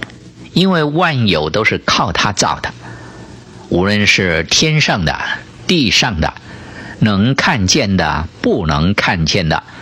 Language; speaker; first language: Chinese; native; Chinese